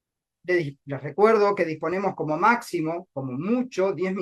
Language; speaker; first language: Spanish; native; Spanish